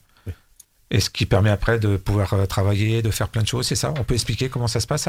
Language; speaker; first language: French; native; French